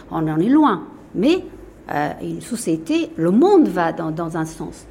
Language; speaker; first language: French; non-native, fluent; Persian